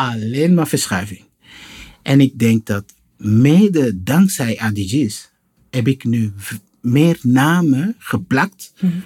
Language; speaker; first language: Dutch; non-native, fluent; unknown